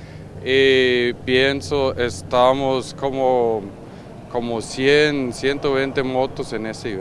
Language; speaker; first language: Spanish; non-native, learner; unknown